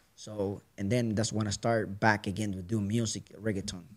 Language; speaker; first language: English; non-native, learner; Spanish